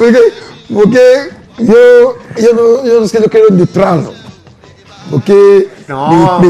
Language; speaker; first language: Spanish; non-native, learner; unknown